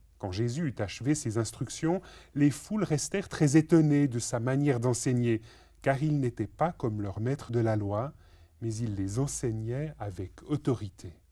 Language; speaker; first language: French; native; French